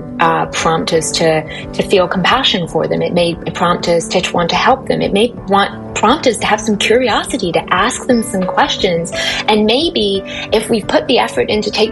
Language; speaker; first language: English; native; English